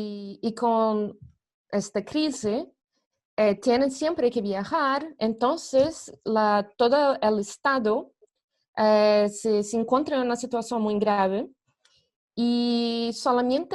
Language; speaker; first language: Spanish; non-native, fluent; Portuguese